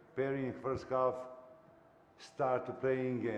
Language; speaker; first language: English; non-native, fluent; Bulgarian